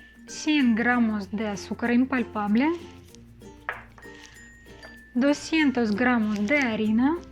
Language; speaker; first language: Spanish; non-native, fluent; Russian